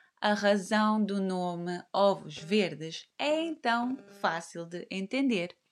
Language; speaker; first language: Portuguese; native; Portuguese